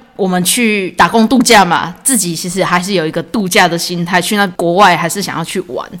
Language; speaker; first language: Chinese; native; Chinese